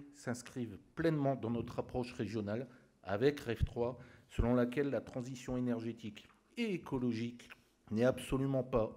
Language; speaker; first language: French; native; French